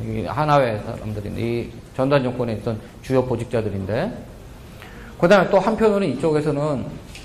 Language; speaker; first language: Korean; native; Korean